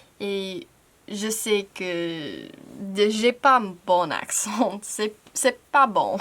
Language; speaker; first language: French; non-native, fluent; English